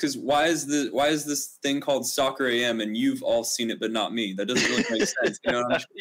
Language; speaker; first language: English; native; English